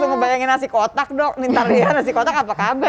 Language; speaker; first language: Indonesian; native; Indonesian